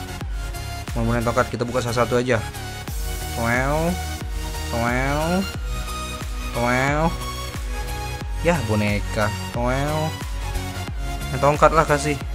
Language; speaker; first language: Indonesian; native; Indonesian